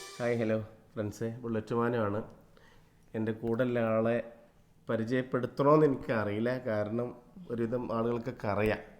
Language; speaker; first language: Malayalam; native; Malayalam